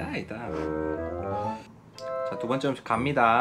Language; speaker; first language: Korean; native; Korean